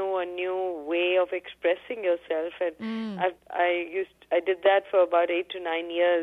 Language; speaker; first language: English; non-native, local second language; Hindi